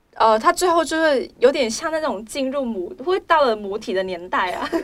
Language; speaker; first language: Chinese; non-native, local second language; Cantonese